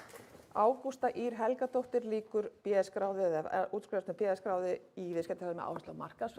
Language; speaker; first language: Icelandic; native; Icelandic